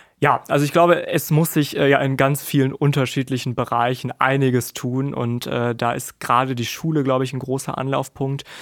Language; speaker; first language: German; native; German